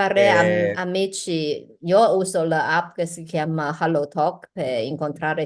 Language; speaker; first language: Italian; non-native, learner; Chinese